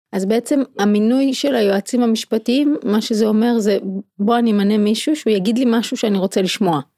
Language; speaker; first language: Hebrew; native; Hebrew